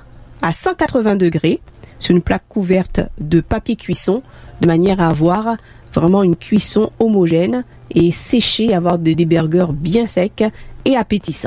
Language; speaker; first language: French; native; French